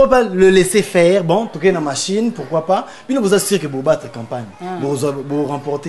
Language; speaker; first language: French; non-native, local second language; Lingala